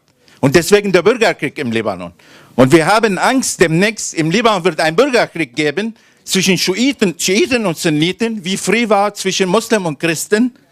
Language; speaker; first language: German; non-native, fluent; Arabic